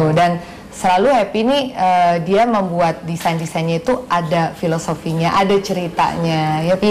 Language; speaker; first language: Indonesian; native; Indonesian